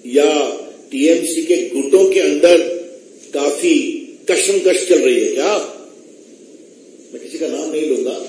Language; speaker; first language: Hindi; native; Hindi